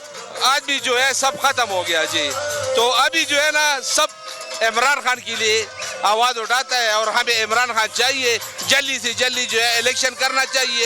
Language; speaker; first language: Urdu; non-native, local second language; Pashto